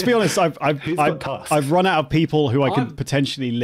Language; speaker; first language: English; native; English